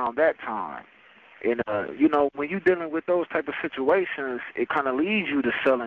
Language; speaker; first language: English; native; English